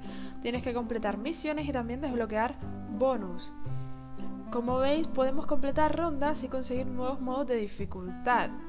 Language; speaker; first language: Spanish; native; Spanish